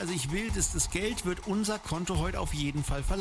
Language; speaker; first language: German; native; German